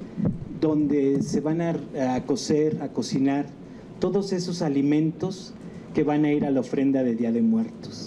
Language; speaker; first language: Spanish; native; Spanish